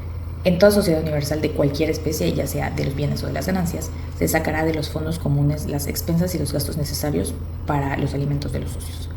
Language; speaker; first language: Spanish; native; Spanish